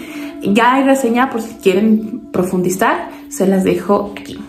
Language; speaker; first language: Spanish; native; Spanish